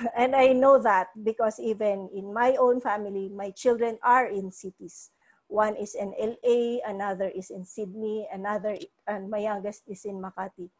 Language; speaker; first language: English; non-native, local second language; Cebuano